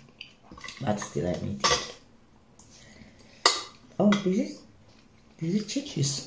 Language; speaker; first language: English; non-native, learner; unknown